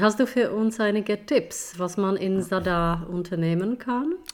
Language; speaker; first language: German; non-native, fluent; Czech